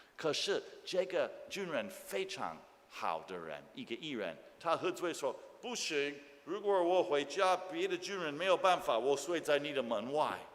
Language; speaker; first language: Chinese; non-native, fluent; English